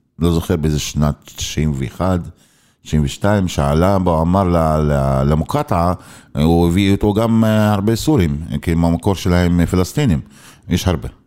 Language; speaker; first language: Hebrew; non-native, local second language; Arabic